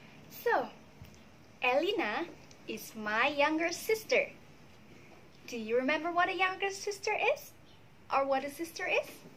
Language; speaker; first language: English; non-native, fluent; Indonesian